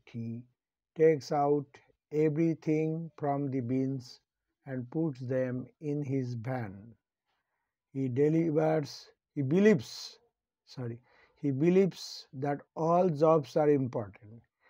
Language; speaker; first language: English; non-native, local second language; Bangla